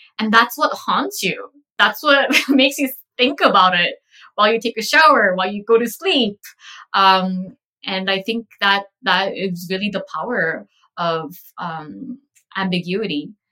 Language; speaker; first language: English; early bilingual, other home language; Korean